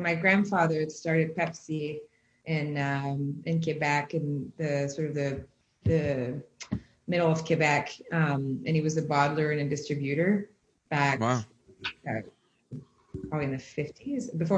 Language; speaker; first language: English; native; English